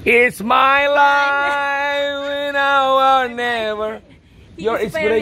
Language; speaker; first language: English; non-native, learner; Indonesian